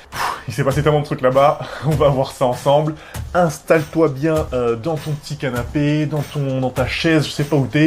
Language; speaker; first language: French; native; French